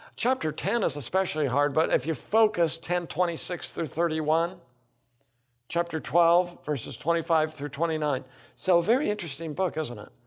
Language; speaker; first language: English; native; English